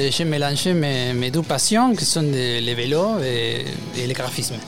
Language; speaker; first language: French; non-native, learner; Spanish